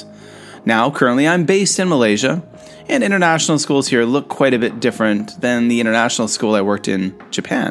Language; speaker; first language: English; native; English